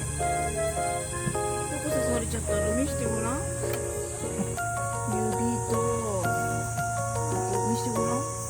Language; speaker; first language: Japanese; native; Japanese